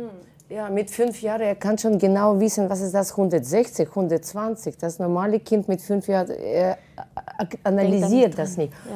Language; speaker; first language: German; non-native, fluent; Russian